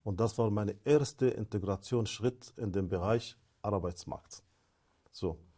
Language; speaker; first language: German; non-native, fluent; Arabic